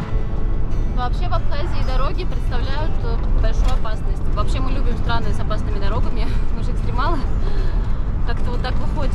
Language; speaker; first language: Russian; native; Russian